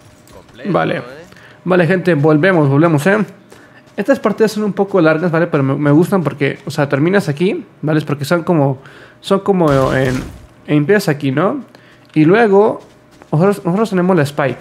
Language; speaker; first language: Spanish; native; Spanish